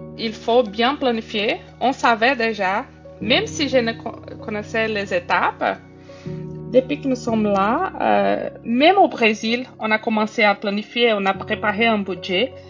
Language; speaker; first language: French; non-native, fluent; Portuguese